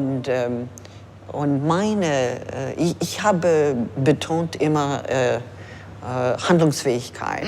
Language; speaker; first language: German; non-native, fluent; English